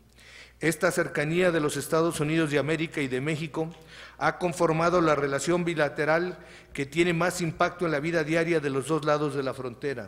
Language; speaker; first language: Spanish; native; Spanish